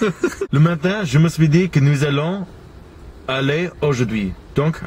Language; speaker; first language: French; non-native, learner; English